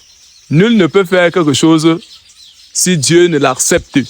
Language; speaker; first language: French; native; French